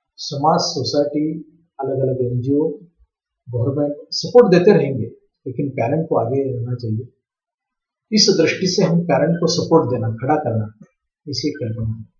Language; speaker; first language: Hindi; non-native, local second language; Marathi